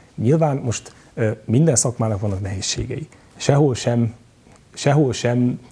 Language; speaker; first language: Hungarian; native; Hungarian